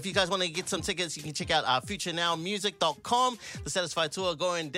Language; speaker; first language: English; native; English